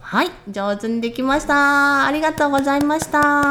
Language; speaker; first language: Japanese; native; Japanese